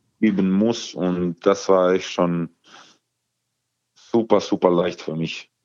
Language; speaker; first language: German; non-native, learner; Croatian